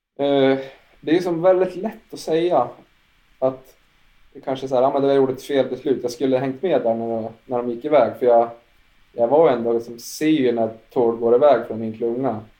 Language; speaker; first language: Swedish; native; Swedish